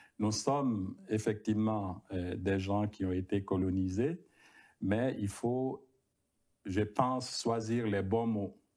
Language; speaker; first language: French; non-native, local second language; Bambara